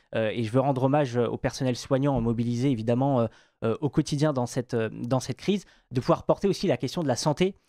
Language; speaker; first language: French; native; French